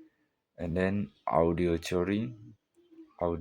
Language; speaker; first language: English; non-native, learner; Indonesian